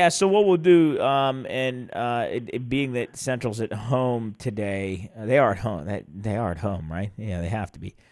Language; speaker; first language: English; native; English